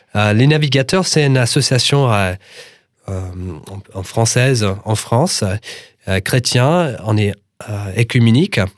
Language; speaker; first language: French; non-native, fluent; English